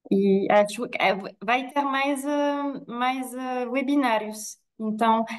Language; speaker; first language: Portuguese; non-native, fluent; French